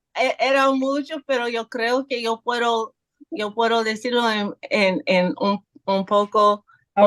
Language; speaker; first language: Spanish; non-native, learner; English